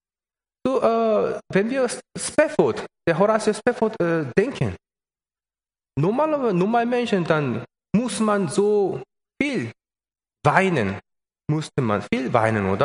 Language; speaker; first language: German; non-native, learner; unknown